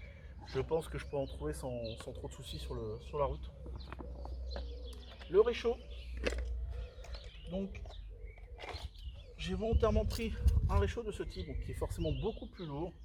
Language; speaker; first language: French; native; French